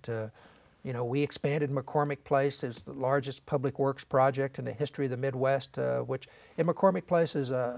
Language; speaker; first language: English; native; English